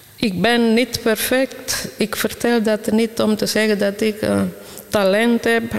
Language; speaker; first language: Dutch; non-native, fluent; Italian